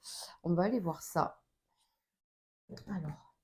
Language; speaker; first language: French; native; French